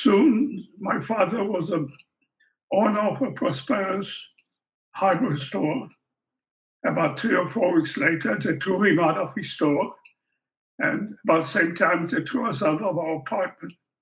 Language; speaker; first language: English; non-native, fluent; Polish